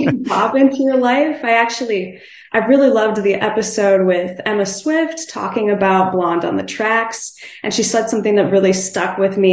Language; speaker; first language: English; native; English